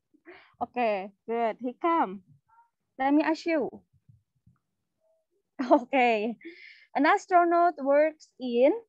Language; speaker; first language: English; non-native, fluent; Indonesian